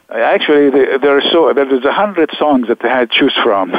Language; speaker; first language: English; non-native, fluent; Arabic